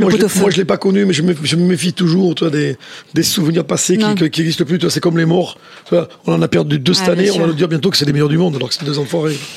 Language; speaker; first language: French; native; French